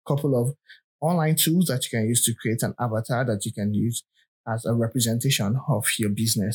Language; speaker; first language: English; non-native, local second language; Yoruba